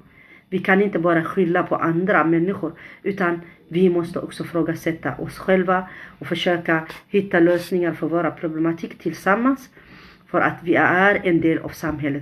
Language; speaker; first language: Swedish; non-native, fluent; Arabic